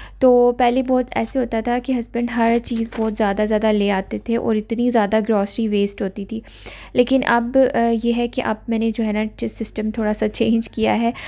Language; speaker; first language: Urdu; native; Urdu